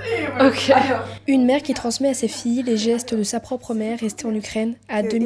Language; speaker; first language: French; native; French